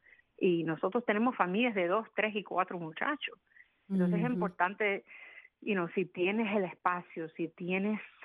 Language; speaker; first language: Spanish; early bilingual, other home language; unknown